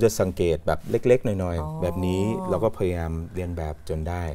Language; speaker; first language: Thai; non-native, fluent; English